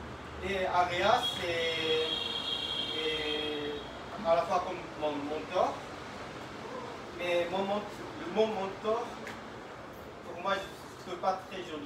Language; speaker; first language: French; non-native, fluent; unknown